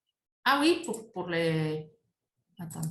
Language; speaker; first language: French; non-native, fluent; Spanish